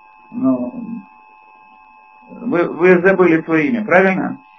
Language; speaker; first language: Russian; native; Russian